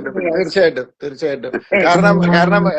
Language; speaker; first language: Malayalam; native; Malayalam